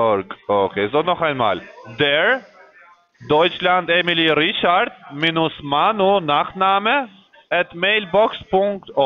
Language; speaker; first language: German; non-native, fluent; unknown